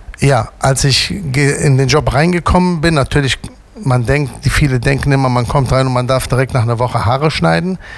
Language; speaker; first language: German; native; German